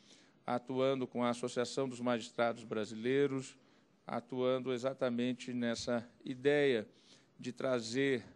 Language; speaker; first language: Portuguese; native; Portuguese